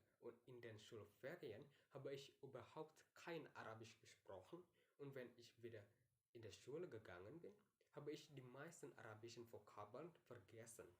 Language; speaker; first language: German; non-native, learner; Indonesian